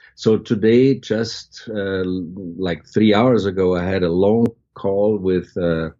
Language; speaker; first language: English; non-native, fluent; German